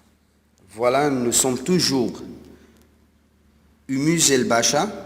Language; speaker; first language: French; non-native, fluent; Arabic